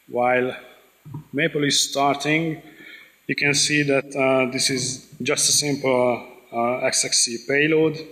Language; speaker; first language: English; non-native, fluent; Hungarian